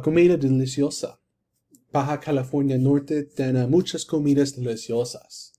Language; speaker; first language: Spanish; non-native, learner; English